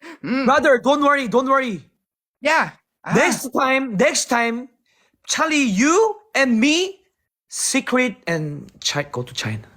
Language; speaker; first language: English; non-native, learner; Korean